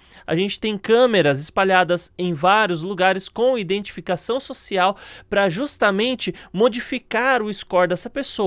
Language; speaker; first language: Portuguese; native; Portuguese